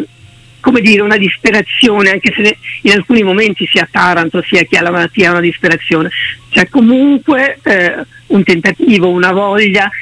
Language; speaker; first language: Italian; native; Italian